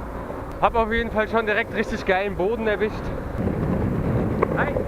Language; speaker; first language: German; native; German